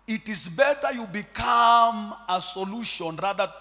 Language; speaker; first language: English; non-native, local second language; Swahili